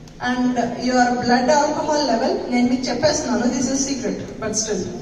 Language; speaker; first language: English; non-native, local second language; Telugu